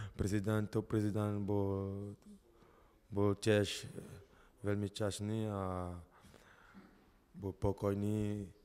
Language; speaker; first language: Slovak; non-native, learner; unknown